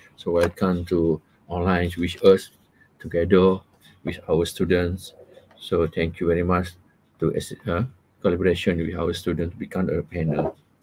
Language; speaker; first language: English; non-native, local second language; Malay